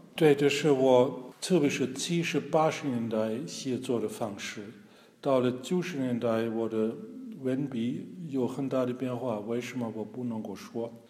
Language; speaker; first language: Chinese; non-native, fluent; German